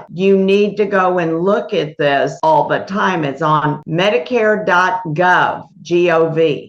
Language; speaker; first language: English; native; English